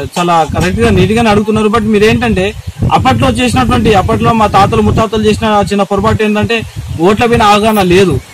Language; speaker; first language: Telugu; non-native, local second language; Lambadi